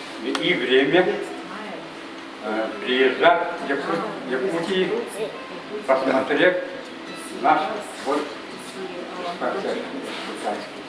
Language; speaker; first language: Russian; non-native, local second language; Yakut